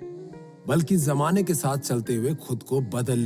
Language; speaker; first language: Hindi; native; Hindi